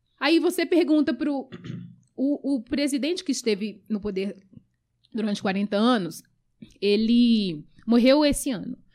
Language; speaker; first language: Portuguese; early bilingual, other home language; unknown